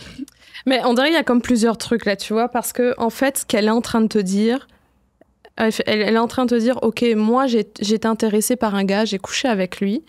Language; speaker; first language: French; native; French